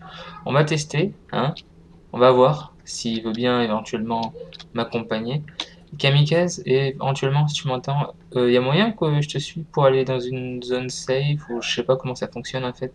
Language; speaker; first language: French; native; French